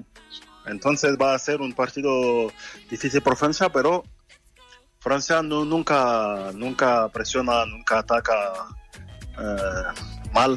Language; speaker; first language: Spanish; non-native, fluent; French